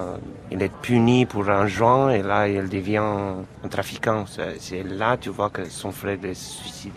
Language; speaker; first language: French; non-native, fluent; Romanian